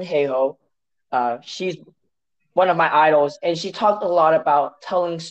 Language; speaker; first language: English; non-native, local second language; Cantonese